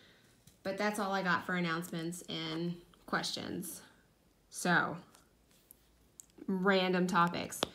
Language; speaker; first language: English; native; English